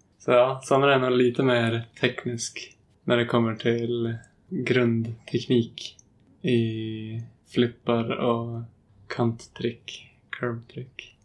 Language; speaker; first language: Swedish; native; Swedish